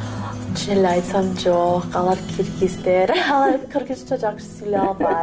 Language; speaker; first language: Kyrgyz; non-native, learner; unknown